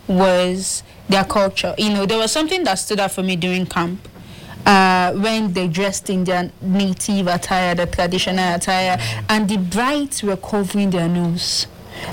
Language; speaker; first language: English; non-native, local second language; Igbo